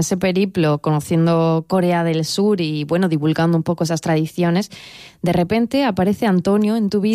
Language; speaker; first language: Spanish; native; Spanish